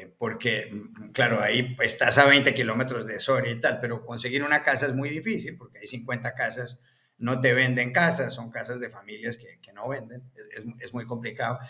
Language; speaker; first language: Spanish; native; Spanish